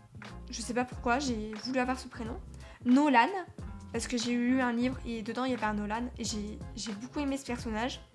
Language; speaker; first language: French; native; French